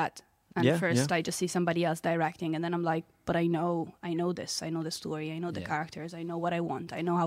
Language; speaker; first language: English; non-native, fluent; Italian